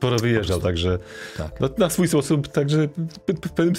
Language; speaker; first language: Polish; native; Polish